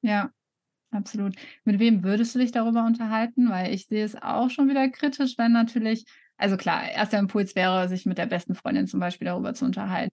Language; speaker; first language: German; native; German